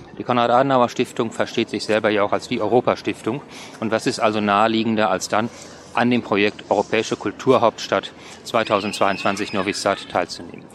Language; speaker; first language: German; native; German